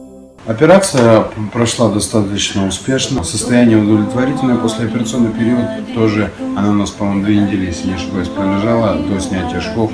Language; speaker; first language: Russian; native; Russian